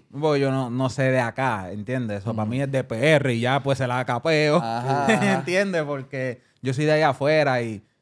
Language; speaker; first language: Spanish; early bilingual, heritage; Spanish